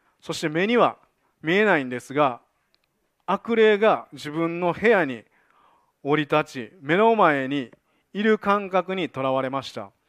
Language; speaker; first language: Japanese; native; Japanese